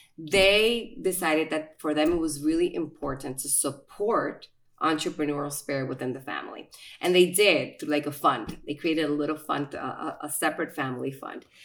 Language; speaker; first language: English; non-native, fluent; Spanish